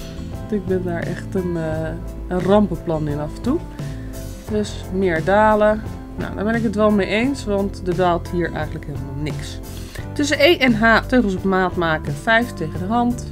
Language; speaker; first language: Dutch; native; Dutch